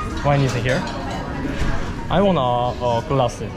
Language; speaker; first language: English; non-native, learner; Korean